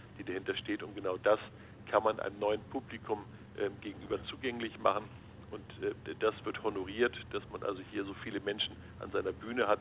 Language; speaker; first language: German; native; German